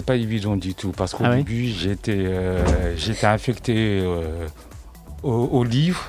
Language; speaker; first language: French; native; French